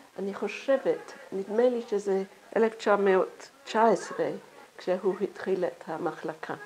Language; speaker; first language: Hebrew; non-native, fluent; English